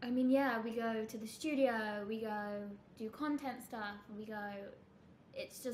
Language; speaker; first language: English; native; English